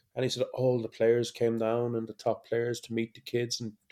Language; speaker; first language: English; native; English